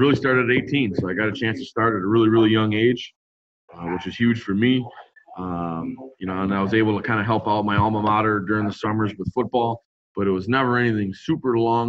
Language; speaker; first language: English; native; English